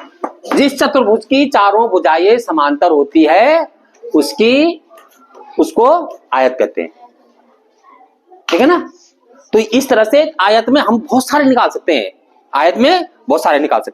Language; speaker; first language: Hindi; native; Hindi